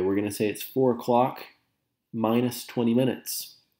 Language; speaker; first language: English; native; English